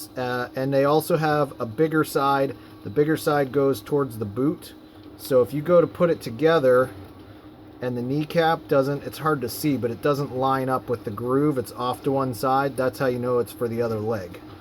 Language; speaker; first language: English; native; English